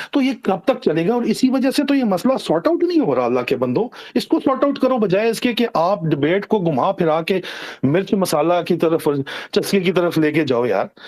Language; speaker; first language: Urdu; non-native, local second language; Punjabi